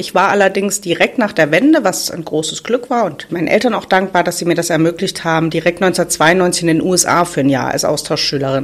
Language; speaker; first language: German; native; German